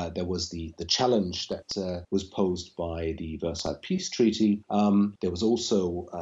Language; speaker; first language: English; non-native, fluent; German